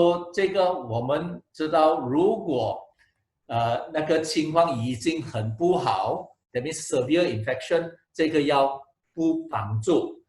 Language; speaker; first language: Chinese; non-native, local second language; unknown